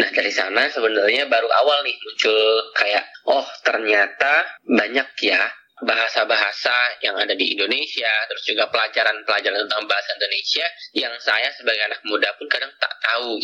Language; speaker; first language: Indonesian; native; Indonesian